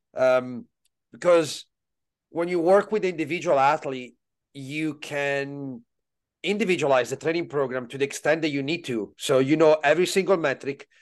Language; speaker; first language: English; non-native, fluent; Italian